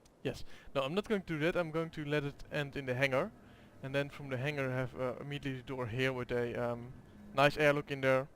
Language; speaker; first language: English; non-native, fluent; Dutch